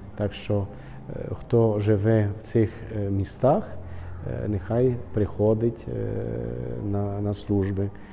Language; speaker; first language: Ukrainian; early bilingual, heritage; Ukrainian